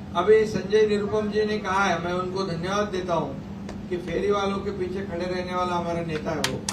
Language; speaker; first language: Hindi; non-native, local second language; Marathi